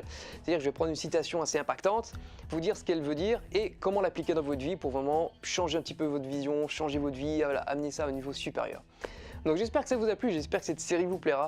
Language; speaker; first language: French; native; French